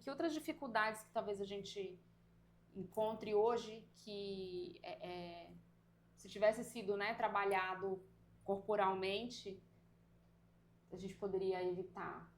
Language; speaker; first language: Portuguese; native; Portuguese